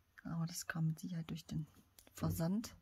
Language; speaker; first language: German; native; German